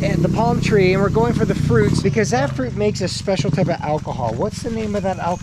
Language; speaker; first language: English; native; English